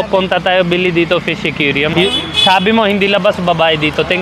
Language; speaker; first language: Filipino; non-native, learner; Punjabi